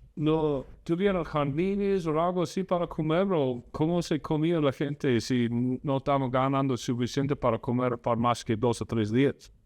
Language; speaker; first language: Spanish; non-native, fluent; English